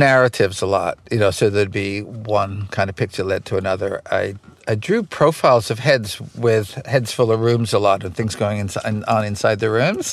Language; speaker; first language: English; native; English